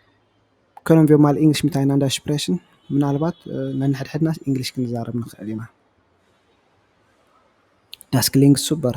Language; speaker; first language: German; non-native, fluent; Tigrinya